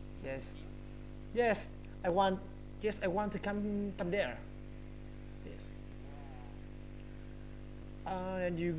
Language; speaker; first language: English; non-native, learner; Vietnamese